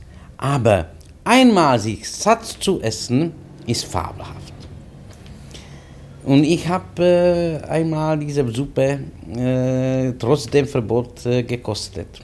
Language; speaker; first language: German; non-native, fluent; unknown